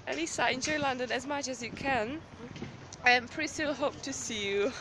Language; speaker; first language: English; non-native, fluent; Czech